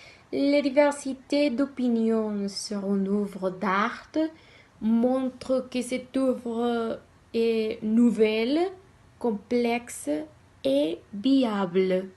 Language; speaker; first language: French; non-native, learner; Spanish